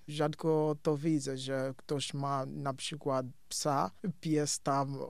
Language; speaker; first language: Polish; non-native, fluent; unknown